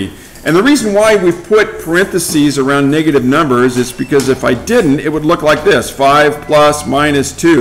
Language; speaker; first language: English; native; English